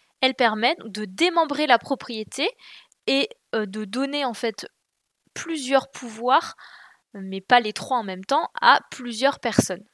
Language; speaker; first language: French; native; French